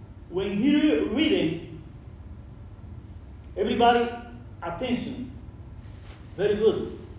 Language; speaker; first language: English; non-native, learner; Spanish